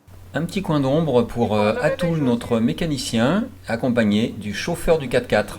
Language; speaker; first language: French; native; French